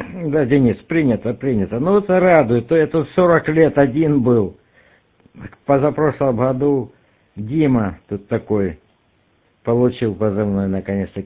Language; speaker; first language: Russian; native; Russian